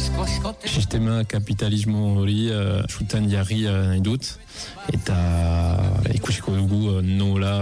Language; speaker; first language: Basque; non-native, fluent; Italian